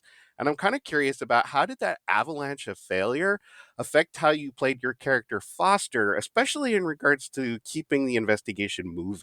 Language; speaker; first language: English; native; English